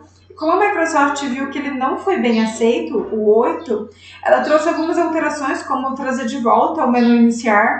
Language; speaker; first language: Portuguese; native; Portuguese